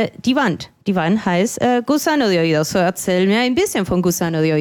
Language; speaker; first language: German; non-native, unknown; Spanish